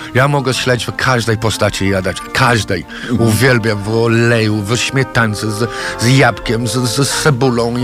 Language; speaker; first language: Polish; non-native, fluent; English